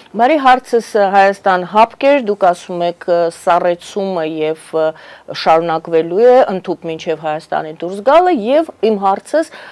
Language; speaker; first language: Armenian; native; Armenian